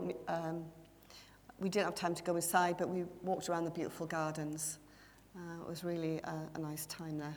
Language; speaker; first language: English; native; English